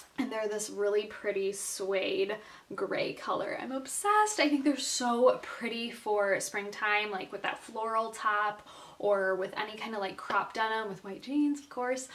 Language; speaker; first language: English; native; English